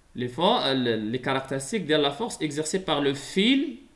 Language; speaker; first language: French; non-native, local second language; Arabic